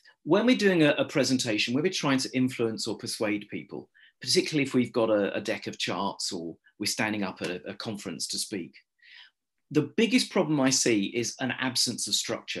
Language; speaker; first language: English; native; English